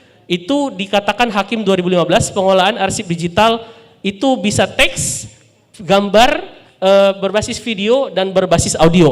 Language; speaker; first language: Indonesian; non-native, local second language; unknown